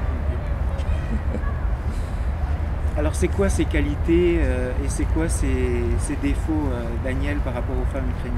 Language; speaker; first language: French; native; French